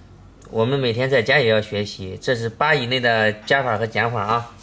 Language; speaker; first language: Chinese; native; Chinese